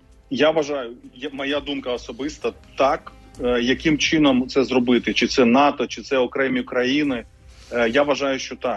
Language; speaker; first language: Ukrainian; native; Ukrainian